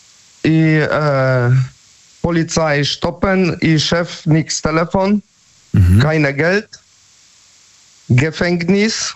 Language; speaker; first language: German; non-native, learner; Polish